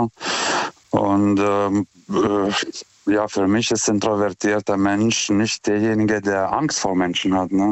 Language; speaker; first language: German; native; German